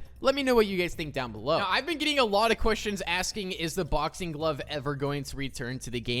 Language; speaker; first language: English; native; English